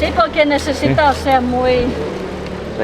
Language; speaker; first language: Spanish; non-native, learner; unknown